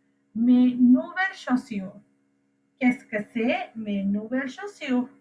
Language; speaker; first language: French; non-native, fluent; Sinhala